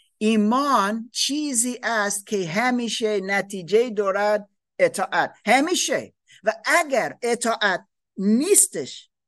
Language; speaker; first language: Persian; non-native, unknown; German